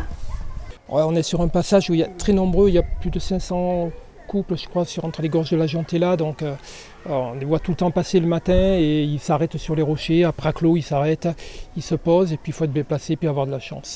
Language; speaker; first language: French; native; French